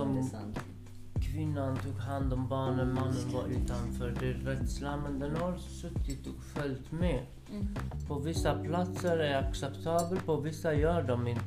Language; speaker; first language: Swedish; non-native, fluent; Kurdish